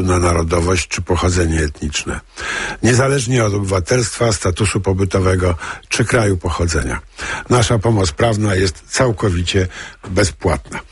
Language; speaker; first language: Polish; native; Polish